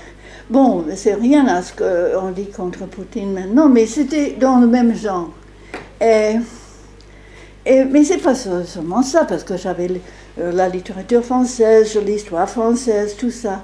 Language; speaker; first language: French; non-native, fluent; English